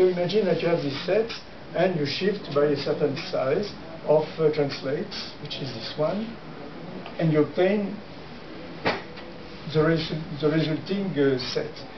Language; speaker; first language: English; non-native, fluent; French